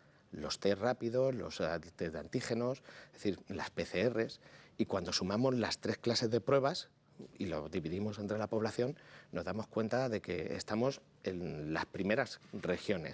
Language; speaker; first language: Spanish; native; Spanish